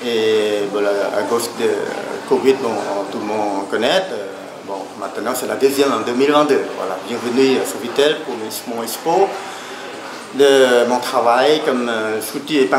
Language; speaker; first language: French; non-native, learner; Khmer